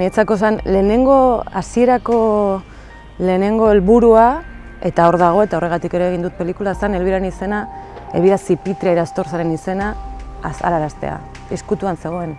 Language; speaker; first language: Basque; native; Basque